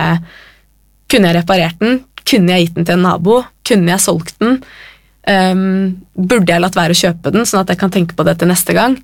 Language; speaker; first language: Norwegian; native; Norwegian